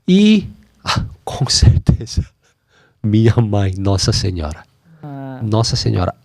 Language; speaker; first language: Portuguese; non-native, learner; Korean